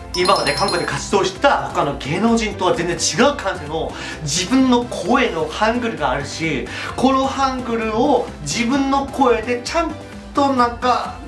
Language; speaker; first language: Japanese; non-native, fluent; Korean